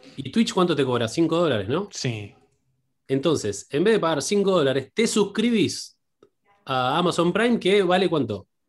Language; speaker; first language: Spanish; native; Spanish